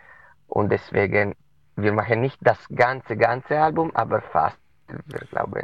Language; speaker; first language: German; non-native, local second language; Italian